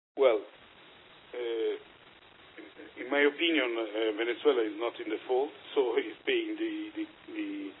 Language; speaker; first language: English; non-native, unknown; Italian